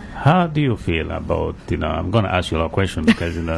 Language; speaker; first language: English; non-native, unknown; Haitian Creole